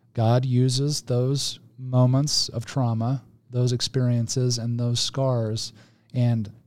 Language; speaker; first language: English; native; English